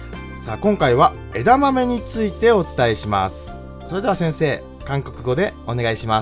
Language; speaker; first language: Japanese; native; Japanese